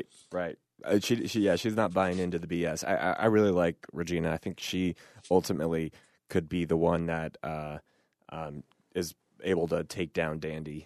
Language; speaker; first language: English; native; English